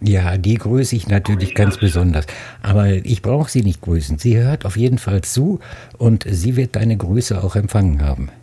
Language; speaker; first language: German; native; German